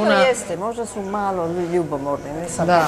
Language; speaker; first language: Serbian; early bilingual, heritage; Serbian